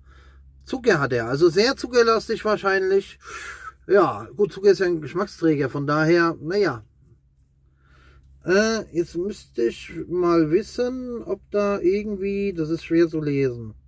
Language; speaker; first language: German; native; German